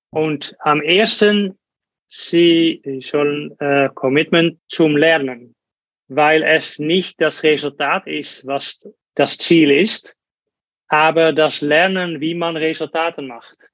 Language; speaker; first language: German; non-native, learner; Dutch